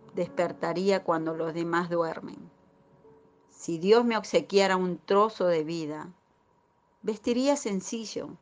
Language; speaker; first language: Spanish; native; Spanish